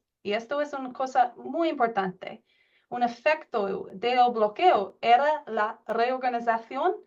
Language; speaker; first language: Spanish; non-native, learner; English